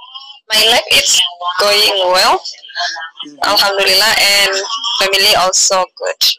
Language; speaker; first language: English; non-native, learner; Indonesian